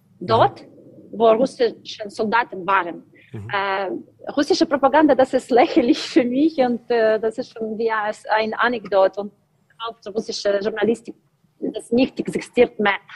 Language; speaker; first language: German; non-native, learner; Ukrainian